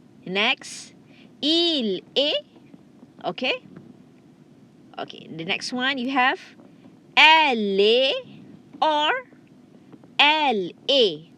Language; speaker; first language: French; non-native, fluent; Malay